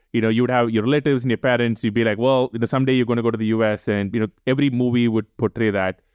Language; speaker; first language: English; non-native, local second language; Tamil